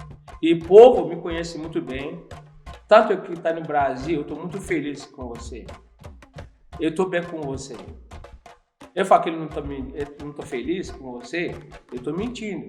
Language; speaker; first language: Portuguese; non-native, learner; Yoruba